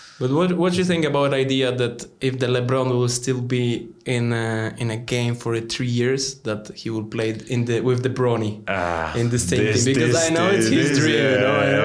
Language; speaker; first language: English; non-native, learner; Polish